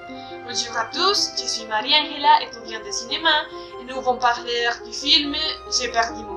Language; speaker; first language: French; non-native, learner; Spanish